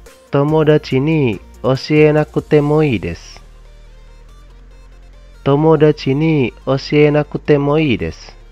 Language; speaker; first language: Japanese; non-native, fluent; Indonesian